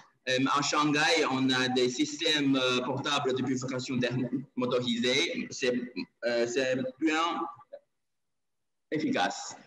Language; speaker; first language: French; non-native, learner; Chinese